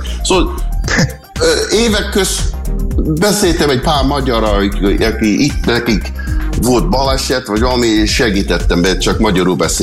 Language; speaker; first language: Hungarian; early bilingual, heritage; English